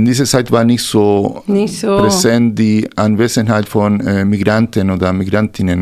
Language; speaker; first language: German; non-native, fluent; Spanish